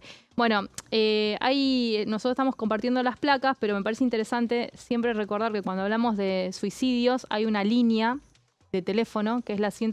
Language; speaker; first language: Spanish; native; Spanish